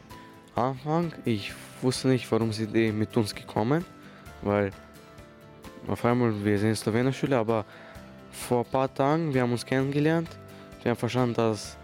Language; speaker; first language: German; non-native, learner; Slovenian